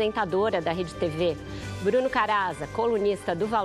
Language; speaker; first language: Portuguese; native; Portuguese